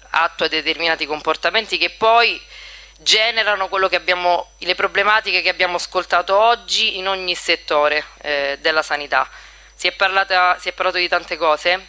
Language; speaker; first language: Italian; native; Italian